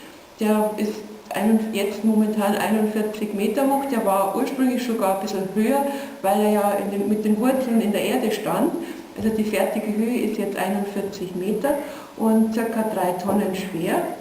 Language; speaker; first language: German; native; German